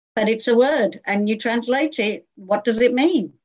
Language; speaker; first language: English; native; English